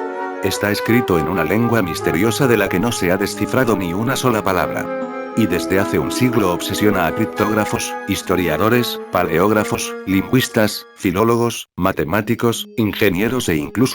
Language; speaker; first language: Spanish; native; Spanish